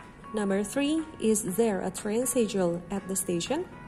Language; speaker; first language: English; non-native, fluent; Indonesian